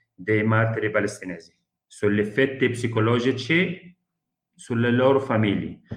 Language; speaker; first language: Italian; non-native, fluent; Arabic